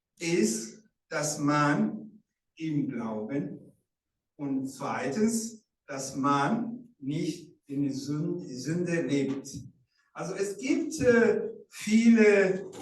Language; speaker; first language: German; non-native, learner; Rundi